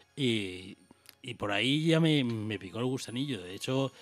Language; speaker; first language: Spanish; native; Spanish